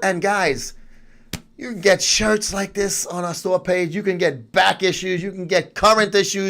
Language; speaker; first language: English; native; English